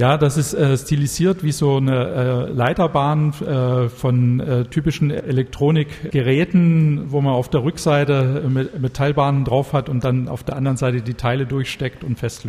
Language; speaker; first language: German; native; German